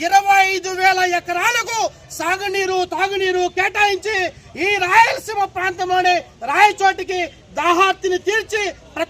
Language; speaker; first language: Telugu; native; Telugu